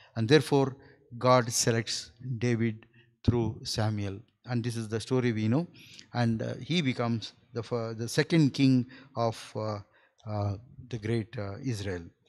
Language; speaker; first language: English; non-native, local second language; Kannada